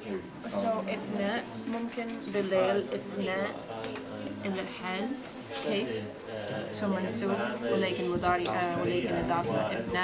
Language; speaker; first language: Arabic; non-native, learner; English